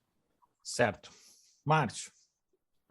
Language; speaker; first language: Portuguese; native; Portuguese